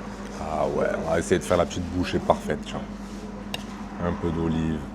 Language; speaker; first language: French; native; French